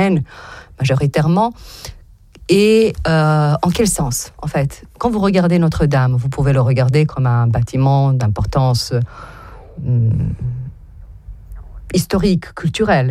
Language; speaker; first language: French; non-native, fluent; Serbian